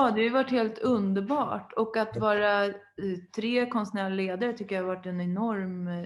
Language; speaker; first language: Swedish; native; Swedish